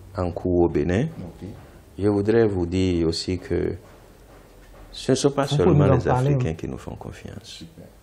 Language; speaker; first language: French; non-native, local second language; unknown